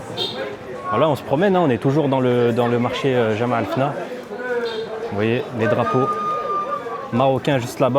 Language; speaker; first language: French; native; French